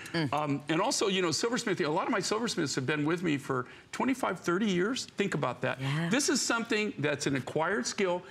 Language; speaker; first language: English; native; English